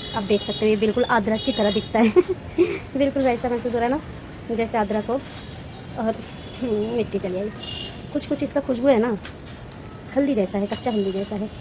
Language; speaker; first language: Hindi; non-native, local second language; Bangla